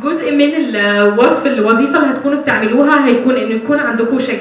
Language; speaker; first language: Arabic; native; Arabic